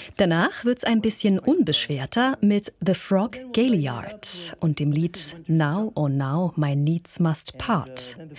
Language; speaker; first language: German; native; German